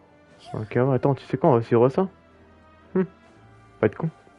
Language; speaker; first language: French; native; French